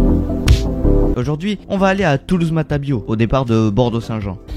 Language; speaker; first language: French; native; French